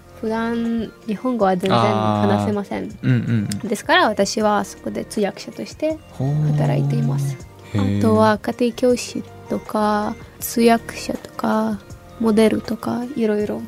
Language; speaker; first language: Japanese; non-native, fluent; Ukrainian